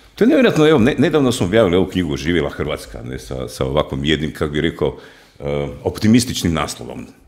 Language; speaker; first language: Croatian; native; Croatian